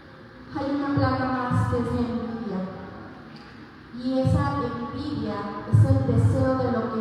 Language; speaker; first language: Spanish; native; Spanish